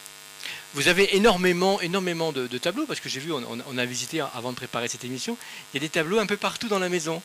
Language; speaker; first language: French; native; French